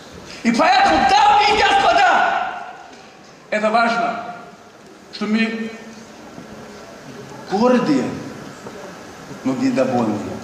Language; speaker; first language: Russian; non-native, learner; Swedish